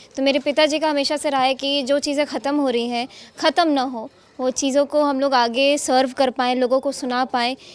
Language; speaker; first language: Hindi; non-native, local second language; Maithili